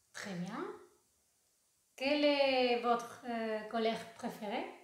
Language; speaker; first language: French; non-native, learner; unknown